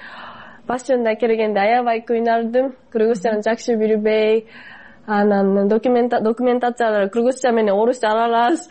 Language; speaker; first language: Kyrgyz; non-native, fluent; Japanese